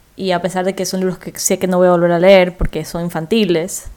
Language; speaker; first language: Spanish; native; Spanish